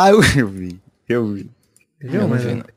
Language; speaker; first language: Portuguese; native; Portuguese